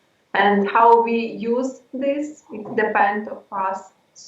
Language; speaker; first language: English; non-native, learner; Ukrainian